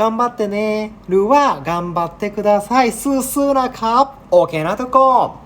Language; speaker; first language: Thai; non-native, learner; Japanese